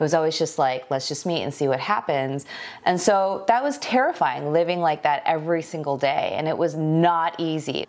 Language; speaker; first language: English; early bilingual, other home language; Korean